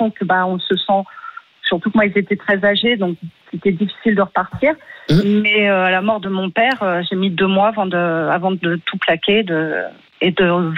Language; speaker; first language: French; native; French